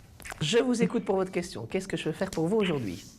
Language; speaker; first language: French; native; French